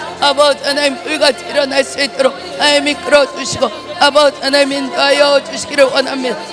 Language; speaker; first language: Korean; native; Korean